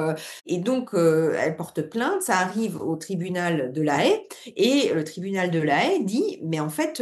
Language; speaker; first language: French; native; French